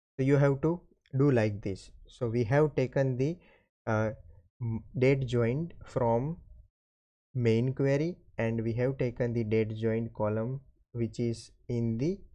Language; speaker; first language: English; non-native, local second language; Gujarati